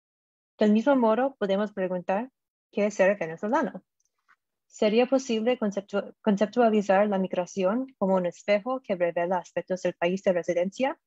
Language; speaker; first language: Spanish; non-native, fluent; English